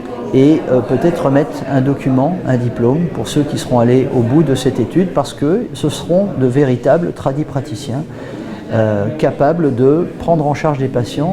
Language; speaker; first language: French; native; French